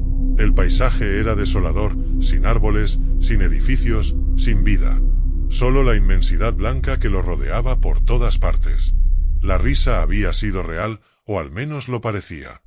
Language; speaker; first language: Spanish; native; Spanish